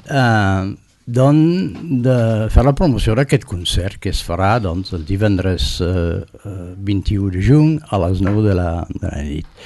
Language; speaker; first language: Catalan; non-native, learner; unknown